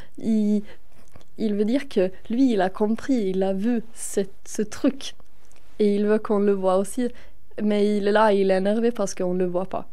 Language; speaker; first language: French; non-native, fluent; Swedish